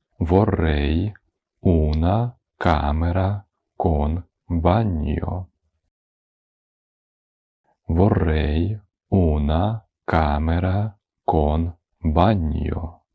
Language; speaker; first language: Italian; non-native, fluent; Ukrainian